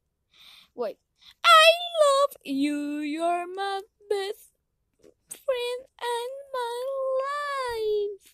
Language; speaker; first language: English; non-native, learner; Spanish